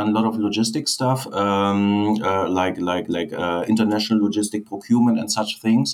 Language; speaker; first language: English; non-native, fluent; German